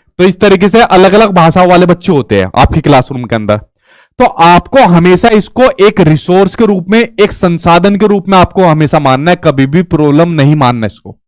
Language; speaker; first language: Hindi; native; Hindi